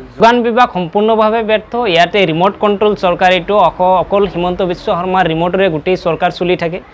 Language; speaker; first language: Assamese; non-native, local second language; Bangla